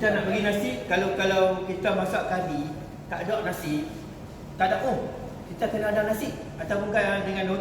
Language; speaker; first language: Malay; native; Malay